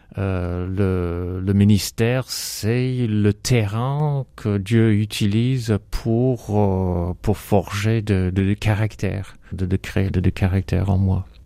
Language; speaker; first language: French; non-native, fluent; English